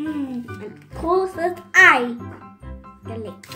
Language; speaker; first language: German; early bilingual, other home language; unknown